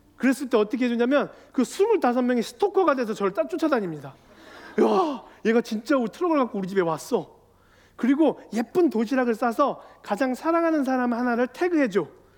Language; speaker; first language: Korean; native; Korean